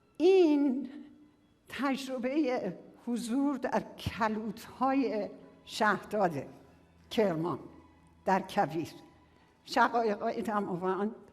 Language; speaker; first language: Persian; native; Persian